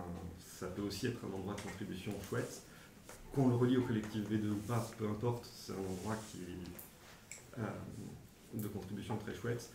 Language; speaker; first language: French; native; French